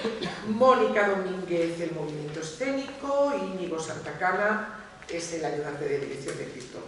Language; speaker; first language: Spanish; native; Spanish